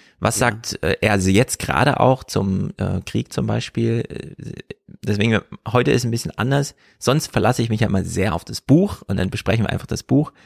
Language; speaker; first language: German; native; German